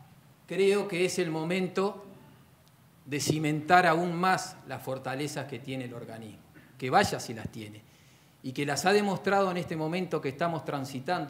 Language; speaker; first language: Spanish; native; Spanish